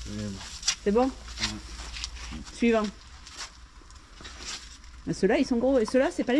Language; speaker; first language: French; native; French